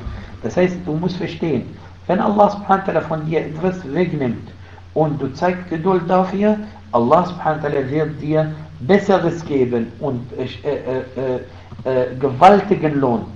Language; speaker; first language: German; non-native, fluent; Arabic